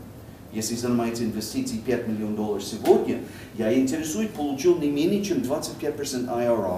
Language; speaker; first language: Russian; non-native, fluent; English